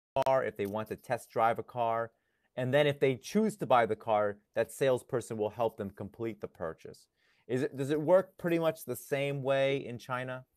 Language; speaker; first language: English; non-native, fluent; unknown